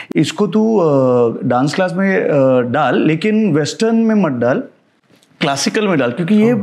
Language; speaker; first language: Hindi; non-native, local second language; Marathi